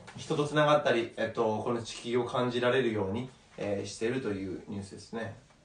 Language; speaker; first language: Japanese; native; Japanese